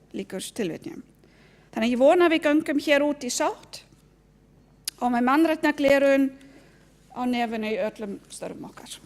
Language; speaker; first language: Icelandic; non-native, fluent; German